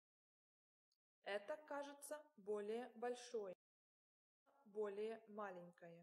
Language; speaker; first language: Russian; non-native, learner; English